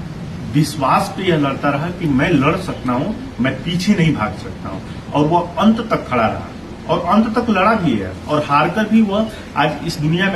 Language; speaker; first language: Hindi; native; Hindi